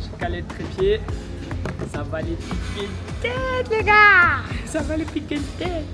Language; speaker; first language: French; native; French